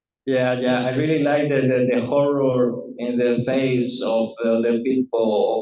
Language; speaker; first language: English; non-native, learner; Spanish